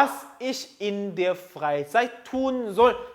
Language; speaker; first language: German; non-native, fluent; Korean